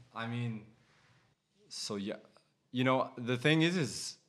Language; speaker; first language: English; native; English